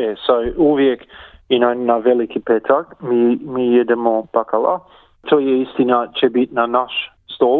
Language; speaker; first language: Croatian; early bilingual, heritage; English